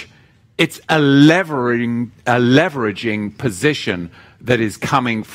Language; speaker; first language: English; native; English